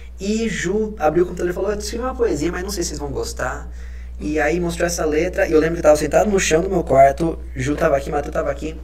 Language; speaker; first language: Portuguese; early bilingual, other home language; Spanish